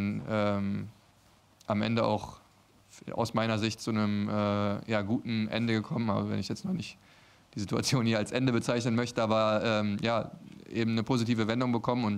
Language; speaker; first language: German; native; German